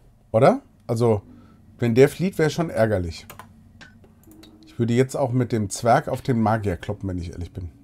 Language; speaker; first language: German; native; German